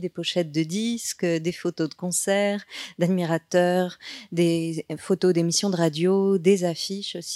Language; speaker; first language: French; native; French